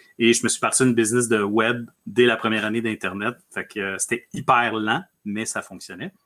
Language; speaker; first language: French; early bilingual, other home language; Spanish